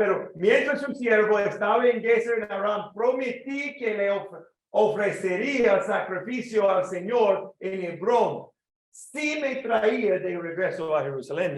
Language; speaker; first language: Spanish; non-native, learner; English